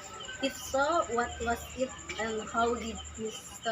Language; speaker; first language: English; non-native, learner; Indonesian